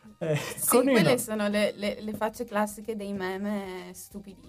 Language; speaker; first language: Italian; native; Italian